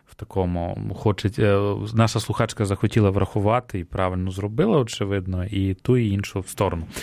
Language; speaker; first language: Ukrainian; native; Ukrainian